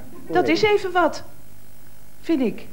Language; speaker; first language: Dutch; native; Dutch